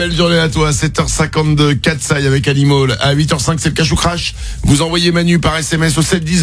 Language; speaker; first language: French; native; French